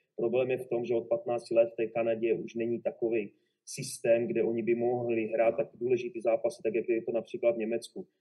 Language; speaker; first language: Czech; native; Czech